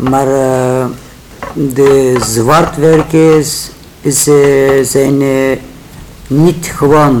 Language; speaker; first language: Dutch; non-native, learner; Turkish